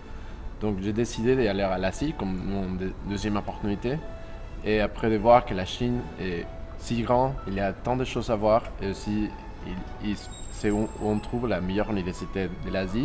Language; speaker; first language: French; non-native, fluent; Spanish